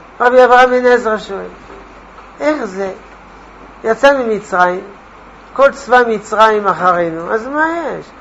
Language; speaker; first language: Hebrew; non-native, fluent; French